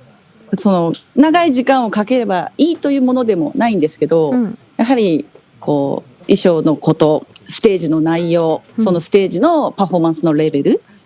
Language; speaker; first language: Japanese; native; Japanese